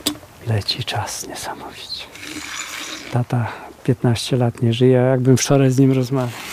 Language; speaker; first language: Polish; native; Polish